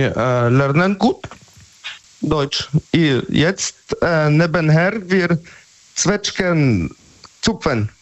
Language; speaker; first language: German; non-native, learner; Polish